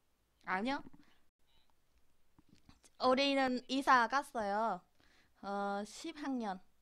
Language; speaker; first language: Korean; non-native, learner; Vietnamese